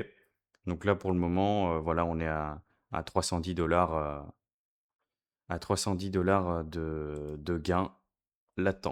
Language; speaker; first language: French; native; French